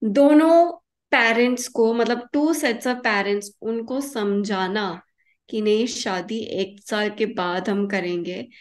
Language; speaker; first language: Hindi; early bilingual, heritage; Hindi